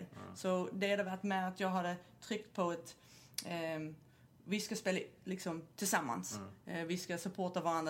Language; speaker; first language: Swedish; non-native, fluent; English